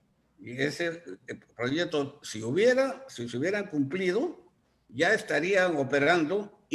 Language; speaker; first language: Spanish; native; Spanish